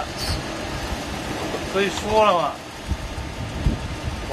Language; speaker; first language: Chinese; non-native, fluent; Japanese